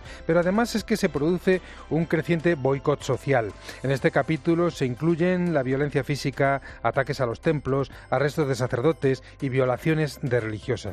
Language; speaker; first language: Spanish; native; Spanish